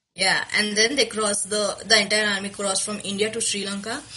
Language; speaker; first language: English; non-native, local second language; Telugu